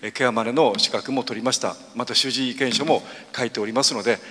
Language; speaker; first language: Japanese; native; Japanese